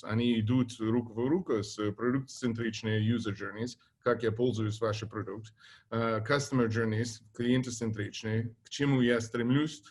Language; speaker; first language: Russian; non-native, fluent; English